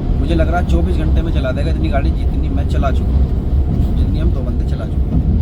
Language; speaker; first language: Hindi; native; Hindi